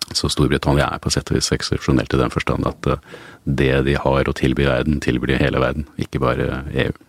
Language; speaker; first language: Norwegian; native; Norwegian